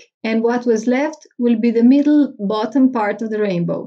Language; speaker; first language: English; non-native, fluent; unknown